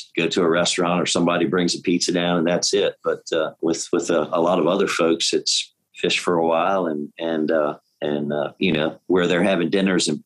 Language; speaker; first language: English; native; English